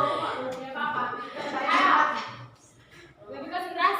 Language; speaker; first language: Indonesian; native; Indonesian